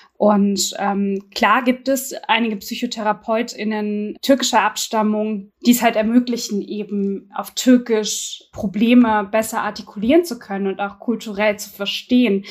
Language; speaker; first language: German; early bilingual, other home language; Turkish